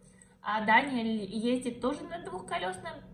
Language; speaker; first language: Russian; native; Russian